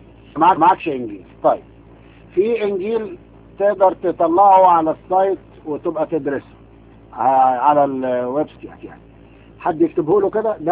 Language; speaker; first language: Arabic; native; Arabic